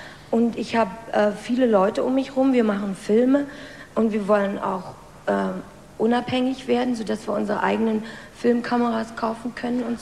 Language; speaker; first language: German; native; German